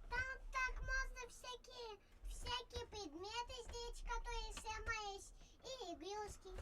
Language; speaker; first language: Russian; early bilingual, other home language; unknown